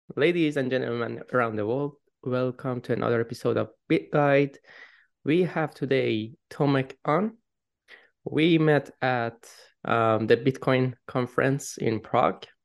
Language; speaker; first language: English; non-native, fluent; Persian